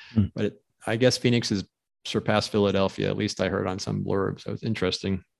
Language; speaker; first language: English; native; English